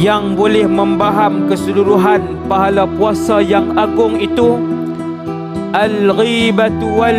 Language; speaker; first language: Malay; native; Malay